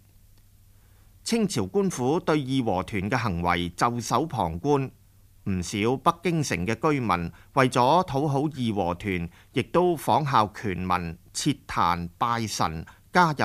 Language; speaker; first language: Chinese; non-native, local second language; Cantonese